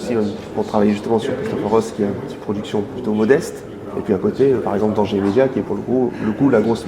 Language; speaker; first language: French; native; French